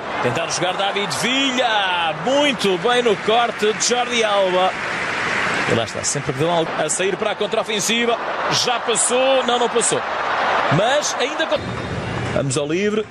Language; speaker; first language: Portuguese; native; Portuguese